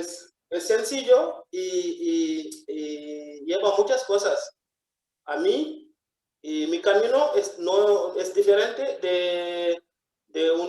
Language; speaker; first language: Spanish; non-native, fluent; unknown